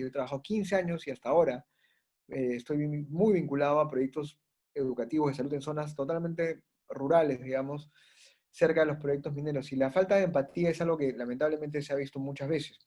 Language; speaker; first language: Spanish; native; Spanish